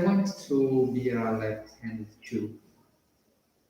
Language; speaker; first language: English; non-native, learner; Portuguese